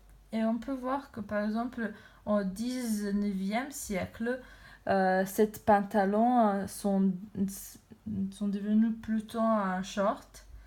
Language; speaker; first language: French; non-native, learner; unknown